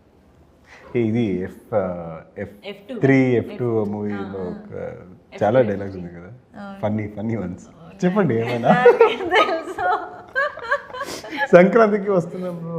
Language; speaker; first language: Telugu; non-native, learner; Kannada